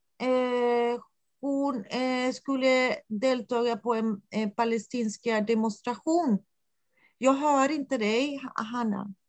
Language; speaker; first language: Swedish; non-native, fluent; Spanish